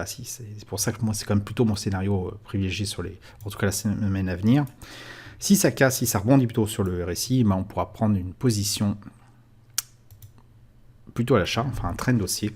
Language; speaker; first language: French; native; French